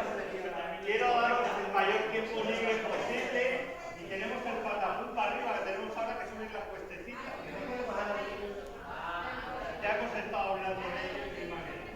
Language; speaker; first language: Spanish; native; Spanish